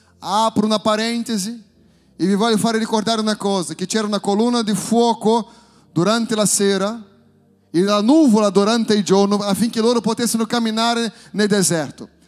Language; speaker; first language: Italian; non-native, fluent; Portuguese